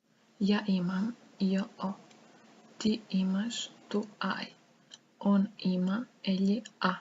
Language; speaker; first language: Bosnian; early bilingual, heritage; Croatian